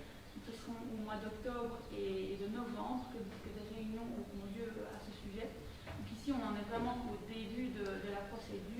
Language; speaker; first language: French; native; French